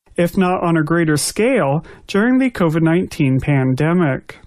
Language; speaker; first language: English; native; English